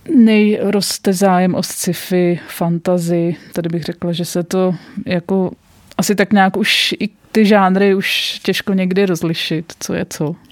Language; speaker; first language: Czech; native; Czech